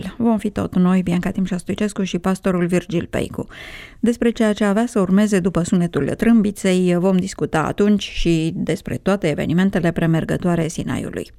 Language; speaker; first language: Romanian; native; Romanian